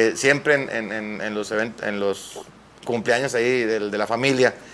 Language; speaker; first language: Spanish; native; Spanish